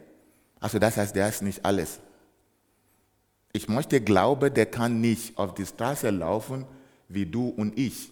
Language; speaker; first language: German; non-native, fluent; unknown